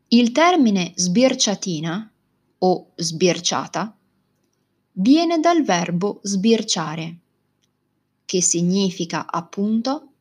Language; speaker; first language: Italian; native; Italian